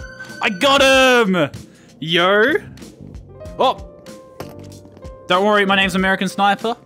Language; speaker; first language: English; native; English